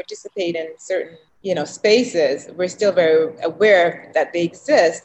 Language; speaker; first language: English; native; English